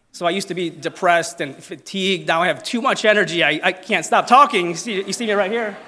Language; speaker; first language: English; non-native, fluent; Italian